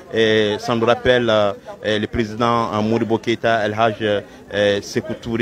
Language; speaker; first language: French; non-native, local second language; Bambara